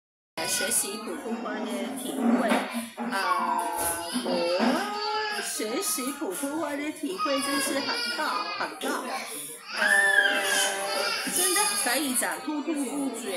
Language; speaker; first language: Chinese; non-native, local second language; Cantonese